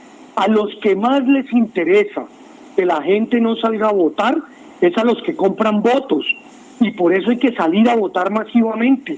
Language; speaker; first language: Spanish; native; Spanish